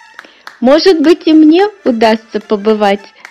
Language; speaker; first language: Russian; native; Russian